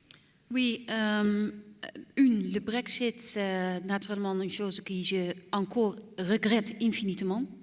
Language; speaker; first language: French; non-native, fluent; Dutch